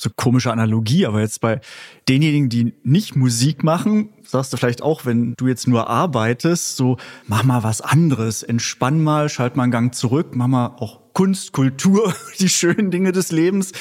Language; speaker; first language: German; native; German